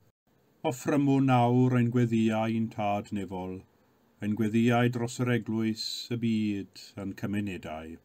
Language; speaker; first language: Welsh; native; Welsh